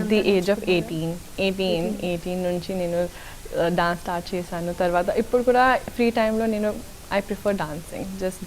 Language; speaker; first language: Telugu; non-native, local second language; Urdu